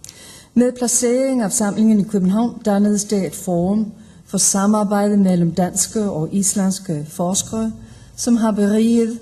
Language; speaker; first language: Danish; non-native, fluent; Icelandic